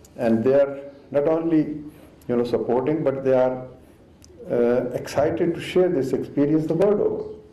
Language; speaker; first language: English; non-native, local second language; Urdu